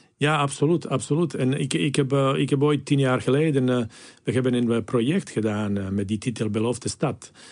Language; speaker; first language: Dutch; non-native, fluent; Bosnian